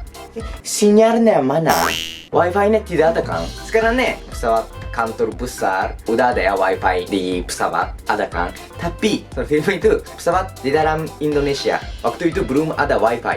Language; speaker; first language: Indonesian; non-native, learner; Japanese